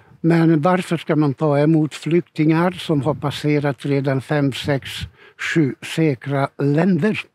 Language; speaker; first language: Swedish; non-native, fluent; Hungarian